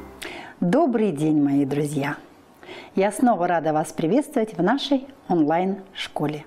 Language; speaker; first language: Russian; native; Russian